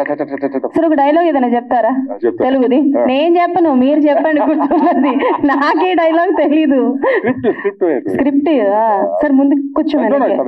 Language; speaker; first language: Telugu; native; Telugu